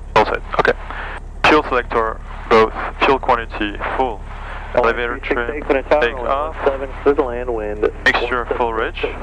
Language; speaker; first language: English; non-native, fluent; French